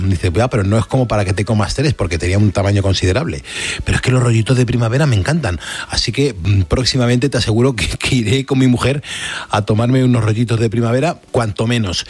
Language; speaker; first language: Spanish; native; Spanish